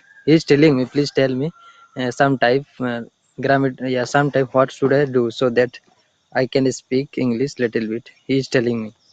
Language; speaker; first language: English; non-native, learner; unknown